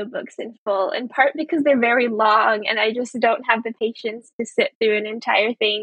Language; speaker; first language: English; early bilingual, other home language; Chinese